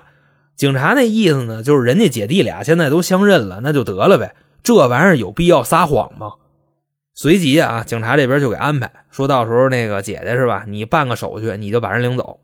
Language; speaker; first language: Chinese; native; Chinese